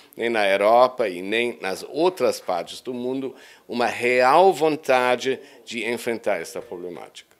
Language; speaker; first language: Portuguese; non-native, fluent; German